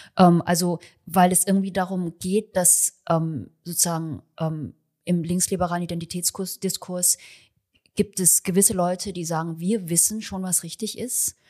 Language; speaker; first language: German; early bilingual, other home language; Chinese